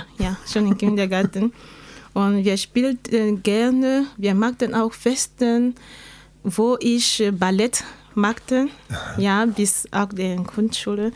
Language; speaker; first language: German; non-native, learner; French